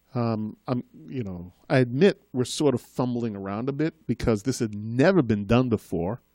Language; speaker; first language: English; native; English